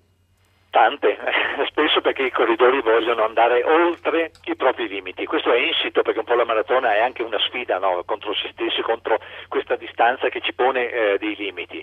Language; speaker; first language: Italian; native; Italian